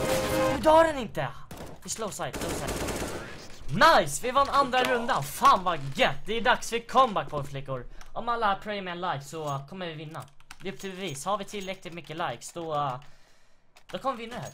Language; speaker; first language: Swedish; native; Swedish